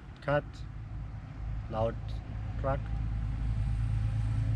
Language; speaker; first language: English; non-native, fluent; German